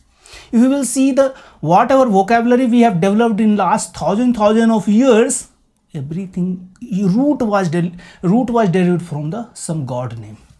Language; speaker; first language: English; non-native, local second language; Hindi